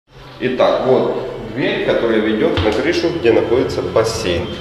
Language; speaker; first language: Russian; native; Russian